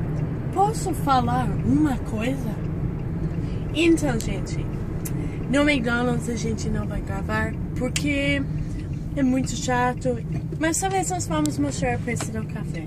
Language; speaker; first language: Portuguese; non-native, fluent; English